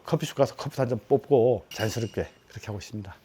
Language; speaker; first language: Korean; native; Korean